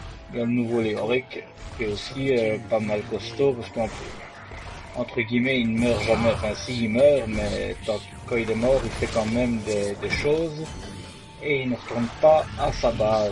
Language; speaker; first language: French; native; French